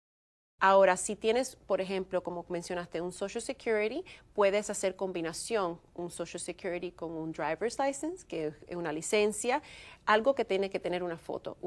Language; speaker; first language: Spanish; early bilingual, heritage; Spanish